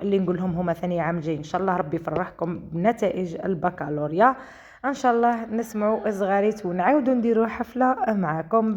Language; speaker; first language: Arabic; native; Arabic